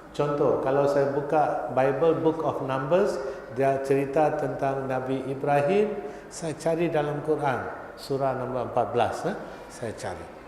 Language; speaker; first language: Malay; non-native, local second language; Tamil